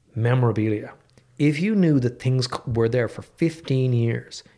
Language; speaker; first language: English; native; English